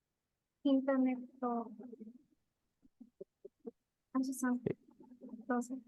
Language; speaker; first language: Japanese; non-native, learner; Bangla